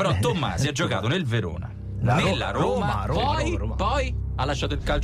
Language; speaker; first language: Italian; native; Italian